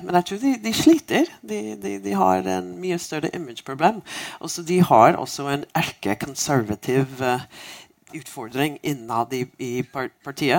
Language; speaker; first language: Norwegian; non-native, fluent; English